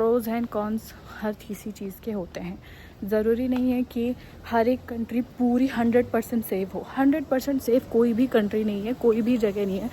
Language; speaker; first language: Hindi; native; Hindi